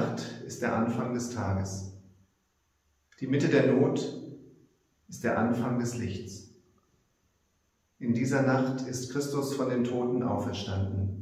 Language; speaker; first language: German; native; German